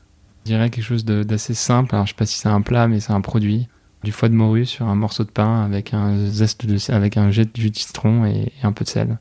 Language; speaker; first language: French; native; French